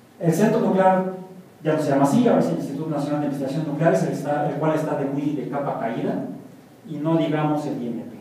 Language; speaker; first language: Spanish; native; Spanish